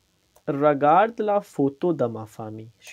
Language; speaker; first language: French; non-native, fluent; Hindi